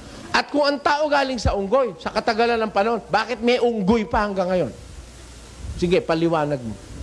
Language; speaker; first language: Filipino; native; Filipino